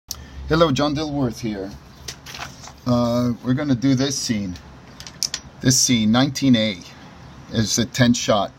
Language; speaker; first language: English; native; English